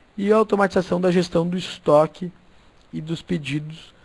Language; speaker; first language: Portuguese; native; Portuguese